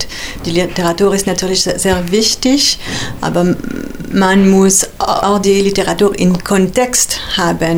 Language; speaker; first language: German; non-native, fluent; French